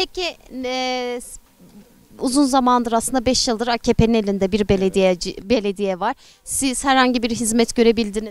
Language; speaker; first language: Turkish; native; Turkish